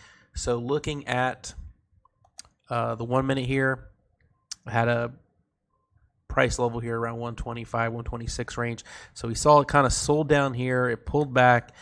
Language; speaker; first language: English; native; English